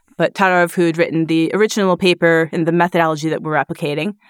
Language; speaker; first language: English; native; English